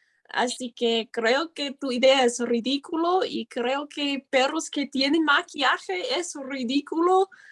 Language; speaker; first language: Spanish; non-native, learner; English